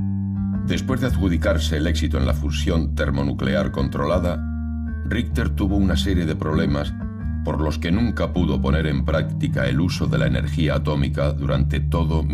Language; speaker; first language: Spanish; native; Spanish